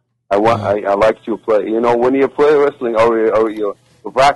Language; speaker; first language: English; non-native, learner; Arabic